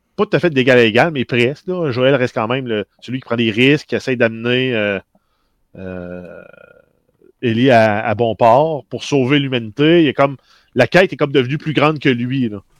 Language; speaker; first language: French; native; French